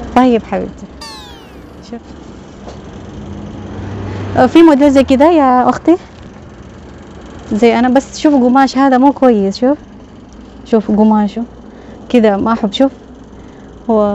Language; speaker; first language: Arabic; non-native, learner; Indonesian